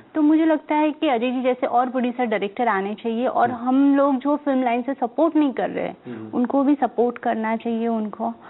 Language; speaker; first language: Hindi; non-native, local second language; Gujarati